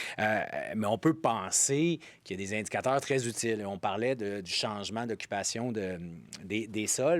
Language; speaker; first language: French; native; French